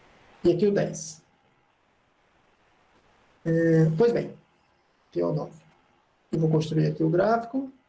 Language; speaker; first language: Portuguese; native; Portuguese